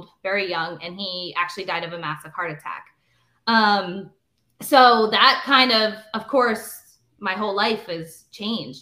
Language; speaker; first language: English; native; English